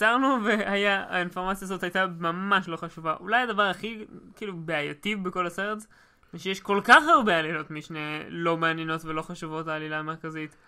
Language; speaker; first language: Hebrew; native; Hebrew